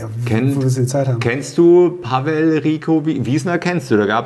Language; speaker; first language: German; native; German